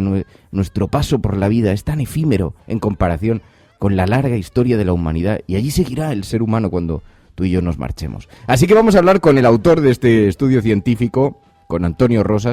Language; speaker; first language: Spanish; native; Spanish